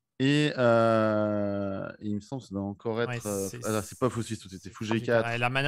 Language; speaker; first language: French; native; French